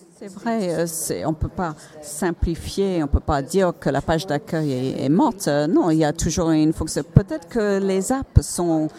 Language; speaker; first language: French; non-native, fluent; Finnish